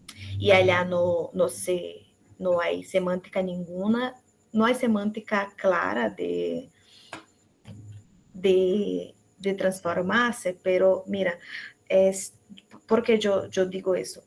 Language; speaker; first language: Spanish; non-native, fluent; Portuguese